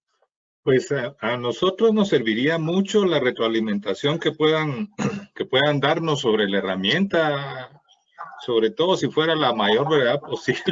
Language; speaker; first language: Spanish; native; Spanish